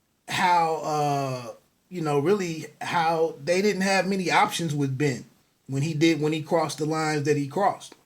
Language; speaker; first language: English; native; English